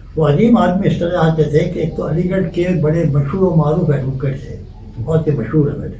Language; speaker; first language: Urdu; native; Urdu